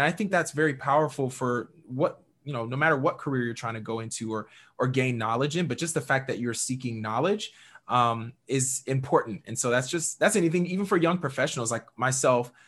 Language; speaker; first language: English; native; English